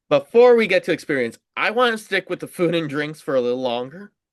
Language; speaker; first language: English; native; English